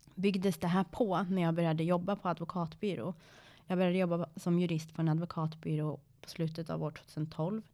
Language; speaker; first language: Swedish; early bilingual, other home language; Persian